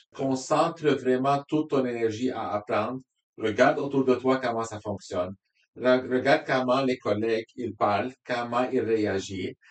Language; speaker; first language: French; non-native, local second language; Arabic